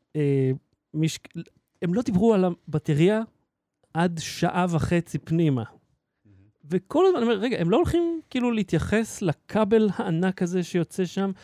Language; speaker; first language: Hebrew; native; Hebrew